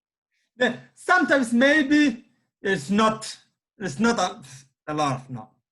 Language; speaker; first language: English; non-native, learner; Somali